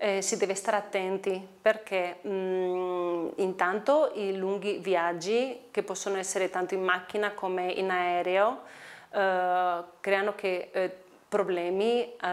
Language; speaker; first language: Italian; non-native, fluent; Spanish